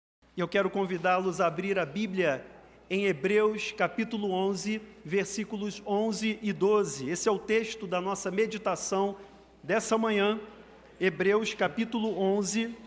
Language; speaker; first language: Portuguese; native; Portuguese